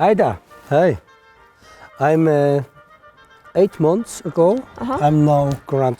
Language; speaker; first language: English; non-native, learner; German